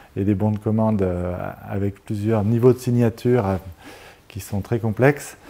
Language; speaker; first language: French; native; French